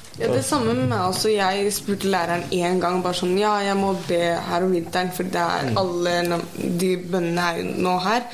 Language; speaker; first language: Norwegian; early bilingual, other home language; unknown